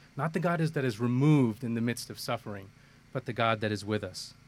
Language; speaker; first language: English; early bilingual, other home language; Malayalam